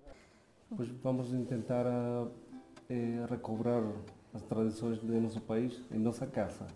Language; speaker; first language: Portuguese; non-native, fluent; Spanish